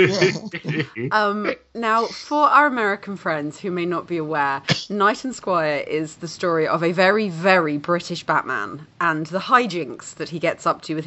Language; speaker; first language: English; native; English